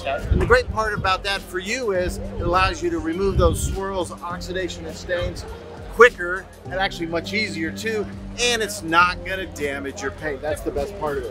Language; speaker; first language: English; native; English